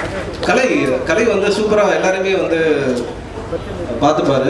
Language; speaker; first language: Tamil; native; Tamil